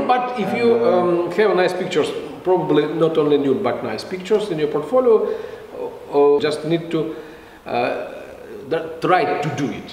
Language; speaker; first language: English; non-native, fluent; Russian